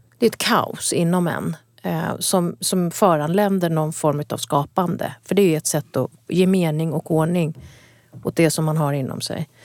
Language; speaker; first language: Swedish; early bilingual, other home language; Kurdish